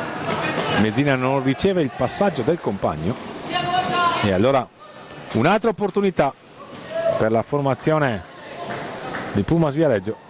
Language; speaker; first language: Italian; native; Italian